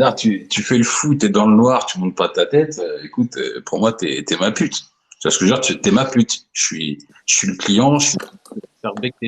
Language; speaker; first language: French; native; French